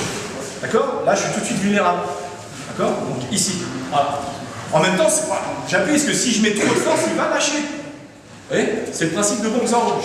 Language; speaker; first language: French; native; French